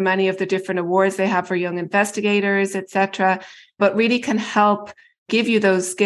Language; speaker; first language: English; native; English